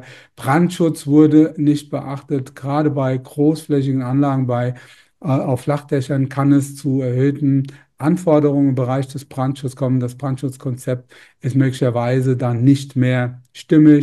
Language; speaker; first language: German; native; German